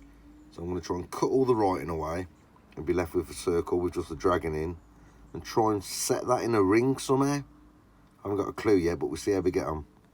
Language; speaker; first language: English; native; English